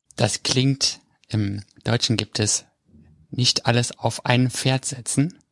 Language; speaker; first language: German; native; German